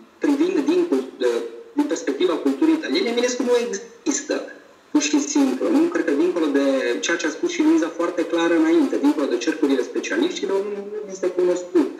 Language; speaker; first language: Romanian; non-native, fluent; Italian